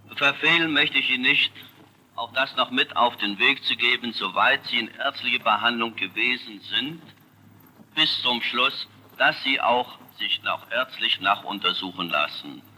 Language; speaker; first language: German; native; German